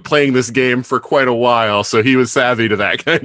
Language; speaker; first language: English; native; English